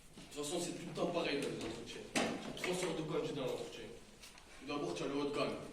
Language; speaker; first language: French; native; French